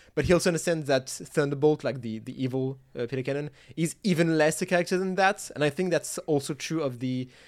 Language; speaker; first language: English; non-native, fluent; French